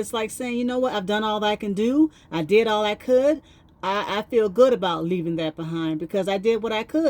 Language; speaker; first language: English; native; English